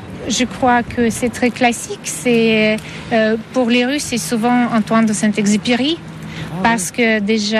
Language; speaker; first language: French; non-native, fluent; Russian